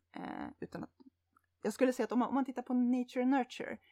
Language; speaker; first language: Swedish; native; Swedish